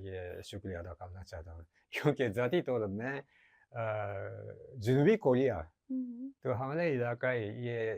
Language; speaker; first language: Hindi; non-native, learner; Japanese